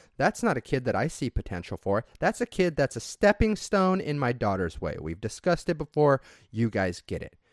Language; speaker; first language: English; native; English